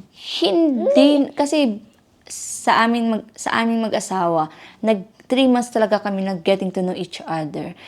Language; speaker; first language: Filipino; native; Filipino